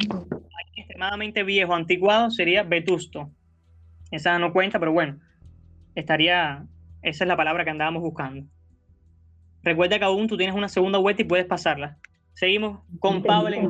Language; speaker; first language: Spanish; native; Spanish